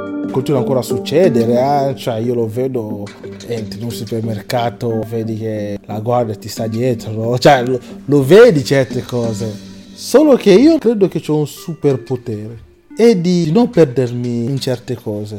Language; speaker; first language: Italian; non-native, fluent; Lingala